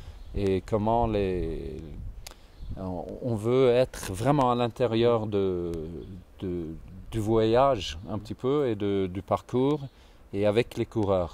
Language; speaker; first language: French; non-native, fluent; Swedish